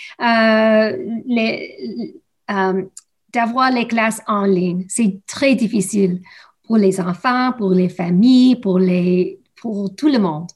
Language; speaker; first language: French; non-native, learner; English